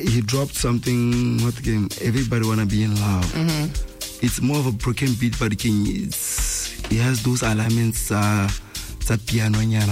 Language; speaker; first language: English; non-native, local second language; Tswana